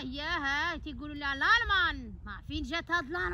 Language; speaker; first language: Arabic; native; Arabic